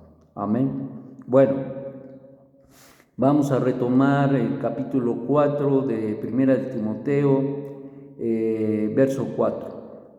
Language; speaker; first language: Spanish; native; Spanish